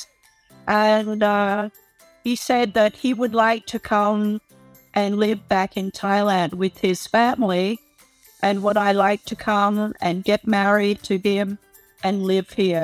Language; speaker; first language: English; native; English